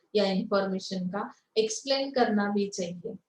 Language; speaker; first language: Hindi; non-native, local second language; Marathi